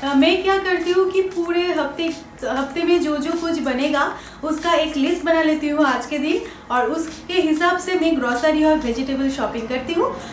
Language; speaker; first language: Hindi; non-native, local second language; Bangla